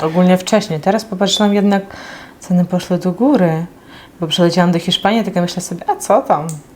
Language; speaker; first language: Polish; non-native, fluent; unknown